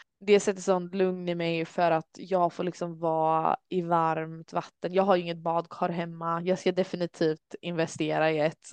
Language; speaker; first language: Swedish; early bilingual, other home language; Albanian